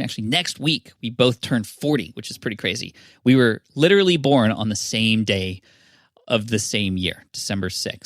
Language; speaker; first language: English; native; English